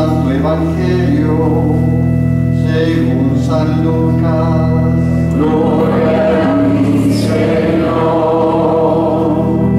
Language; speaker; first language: Spanish; native; Spanish